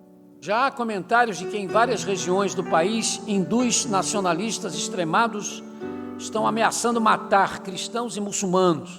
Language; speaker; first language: Portuguese; native; Portuguese